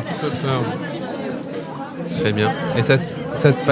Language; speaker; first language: French; native; French